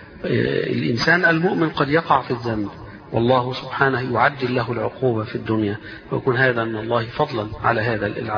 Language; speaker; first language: Arabic; native; Arabic